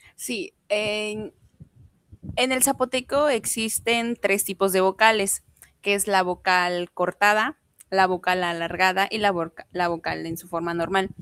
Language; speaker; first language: Spanish; non-native, local second language; Zapotec